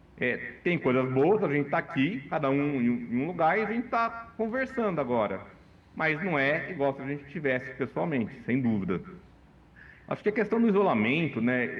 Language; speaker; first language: Portuguese; native; Portuguese